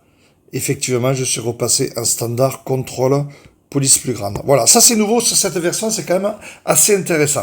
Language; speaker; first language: French; native; French